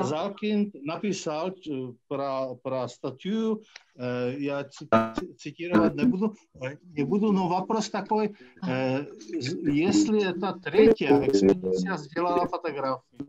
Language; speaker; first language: Russian; non-native, fluent; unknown